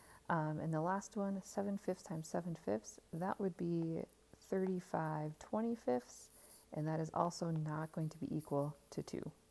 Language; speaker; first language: English; native; English